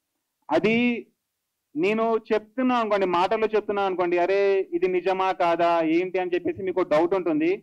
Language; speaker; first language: Telugu; native; Telugu